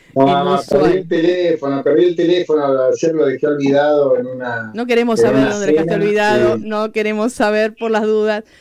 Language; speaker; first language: Spanish; native; Spanish